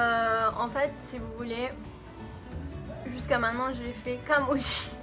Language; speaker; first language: French; native; French